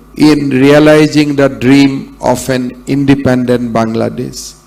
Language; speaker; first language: English; non-native, local second language; Assamese